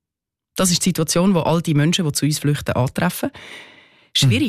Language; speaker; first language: German; native; German